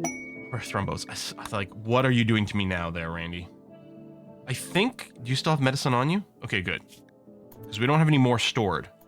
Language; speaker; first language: English; native; English